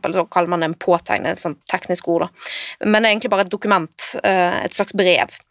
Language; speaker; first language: Norwegian; native; Norwegian